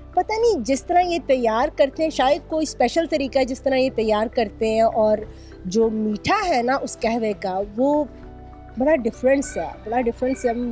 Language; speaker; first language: Urdu; native; Urdu